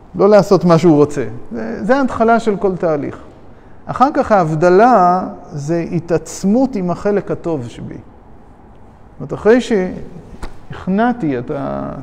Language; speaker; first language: Hebrew; non-native, fluent; English